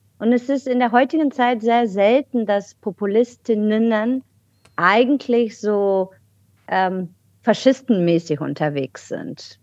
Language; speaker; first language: German; non-native, fluent; Bulgarian